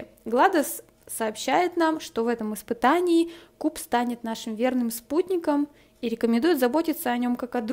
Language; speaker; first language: Russian; native; Russian